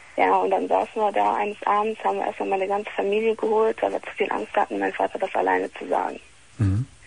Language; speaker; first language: German; early bilingual, other home language; Italian